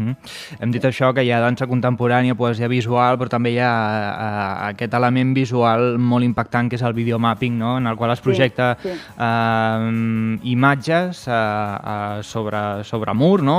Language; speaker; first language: Catalan; native; Catalan